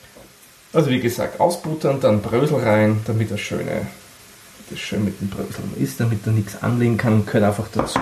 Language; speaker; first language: German; native; German